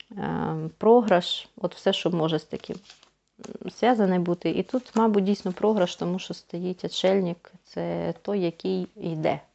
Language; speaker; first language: Ukrainian; non-native, local second language; Russian